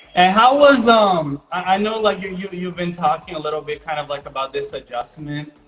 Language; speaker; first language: English; non-native, fluent; Portuguese